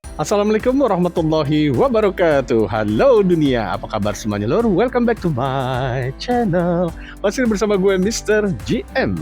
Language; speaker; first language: Indonesian; native; Indonesian